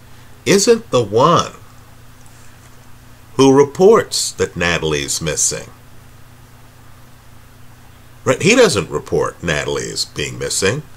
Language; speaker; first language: English; native; English